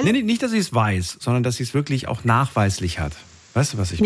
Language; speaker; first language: German; native; German